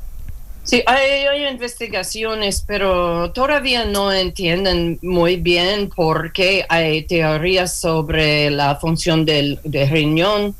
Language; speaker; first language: Spanish; non-native, learner; English